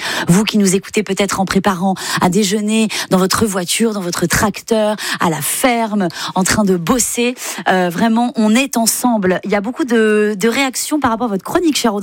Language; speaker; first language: French; native; French